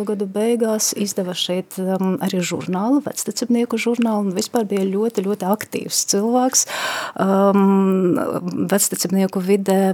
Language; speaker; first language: Latvian; non-native, local second language; Russian